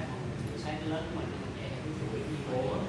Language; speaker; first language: Vietnamese; native; Vietnamese